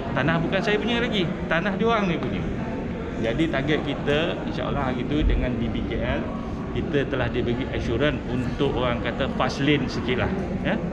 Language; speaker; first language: Malay; native; Malay